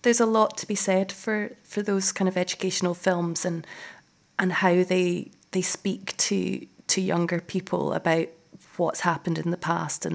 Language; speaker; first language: English; native; English